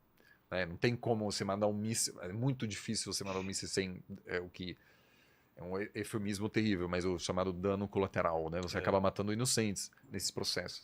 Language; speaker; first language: Portuguese; non-native, fluent; German